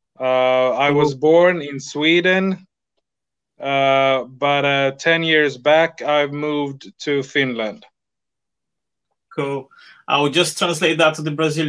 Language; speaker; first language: English; non-native, fluent; Swedish